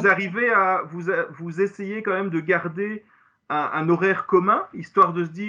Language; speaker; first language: French; native; French